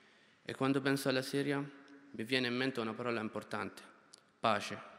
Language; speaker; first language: Italian; non-native, fluent; Arabic